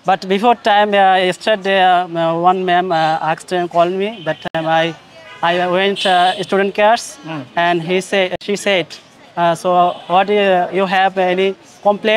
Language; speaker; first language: English; non-native, learner; Bangla